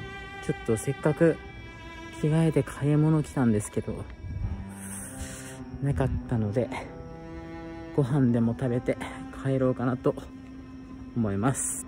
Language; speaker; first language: Japanese; native; Japanese